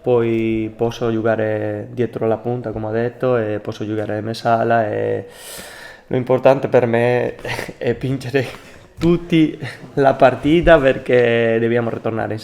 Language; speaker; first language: Italian; non-native, learner; Spanish